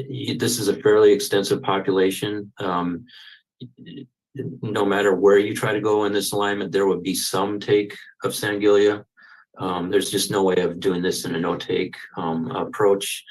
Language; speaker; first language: English; native; English